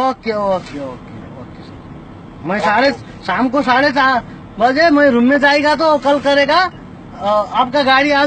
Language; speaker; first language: Hindi; non-native, learner; Nepali